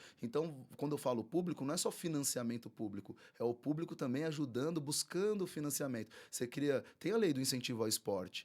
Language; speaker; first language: Portuguese; native; Portuguese